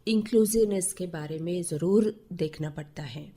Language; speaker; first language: Hindi; non-native, local second language; Telugu